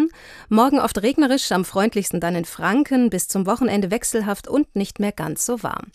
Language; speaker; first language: German; native; German